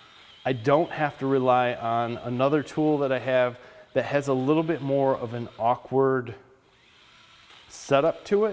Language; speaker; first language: English; native; English